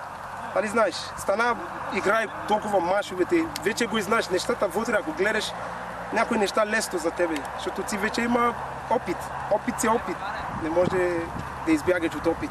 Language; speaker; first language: Bulgarian; non-native, learner; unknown